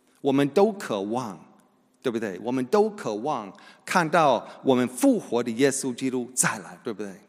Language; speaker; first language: Chinese; non-native, fluent; English